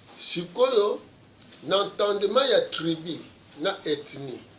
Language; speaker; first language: Lingala; non-native, local second language; Kongo